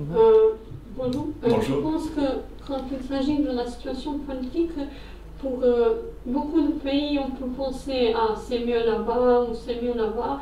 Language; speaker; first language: French; non-native, fluent; Serbian